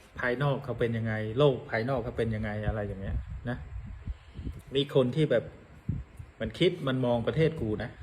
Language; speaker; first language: Thai; non-native, fluent; Khmer